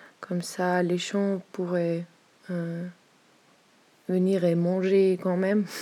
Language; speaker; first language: French; non-native, learner; German